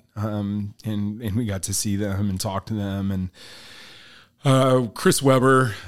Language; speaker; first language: English; early bilingual, other home language; Filipino